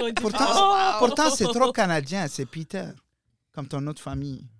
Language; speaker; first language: French; non-native, local second language; Arabic